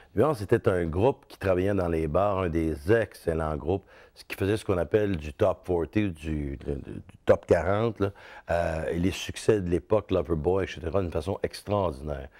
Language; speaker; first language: French; native; French